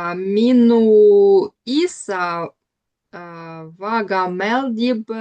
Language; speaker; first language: Estonian; non-native, learner; Russian